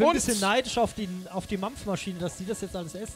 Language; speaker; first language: German; native; German